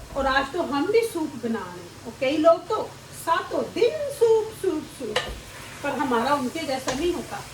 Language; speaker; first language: Urdu; native; Urdu